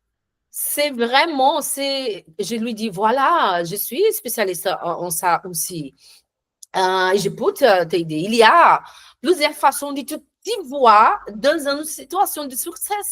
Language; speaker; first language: French; non-native, learner; Portuguese